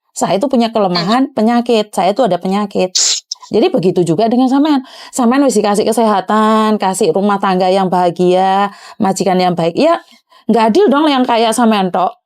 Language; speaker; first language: Indonesian; non-native, local second language; Javanese